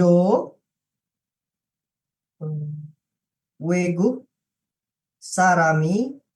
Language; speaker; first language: Korean; non-native, learner; Indonesian